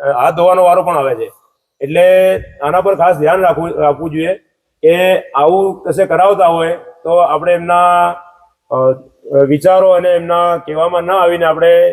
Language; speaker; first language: Gujarati; native; Gujarati